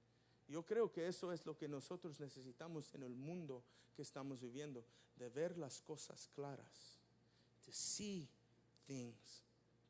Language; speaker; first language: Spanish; early bilingual, heritage; Spanish